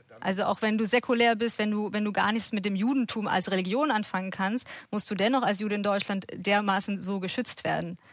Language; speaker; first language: German; native; German